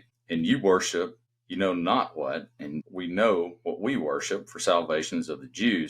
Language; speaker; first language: English; native; English